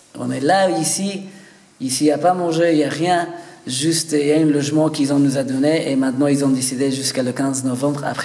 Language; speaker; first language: French; non-native, learner; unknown